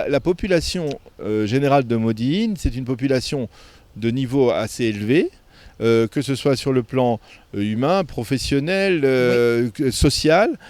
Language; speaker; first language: French; native; French